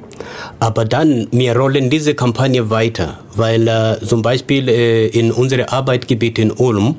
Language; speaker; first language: German; non-native, fluent; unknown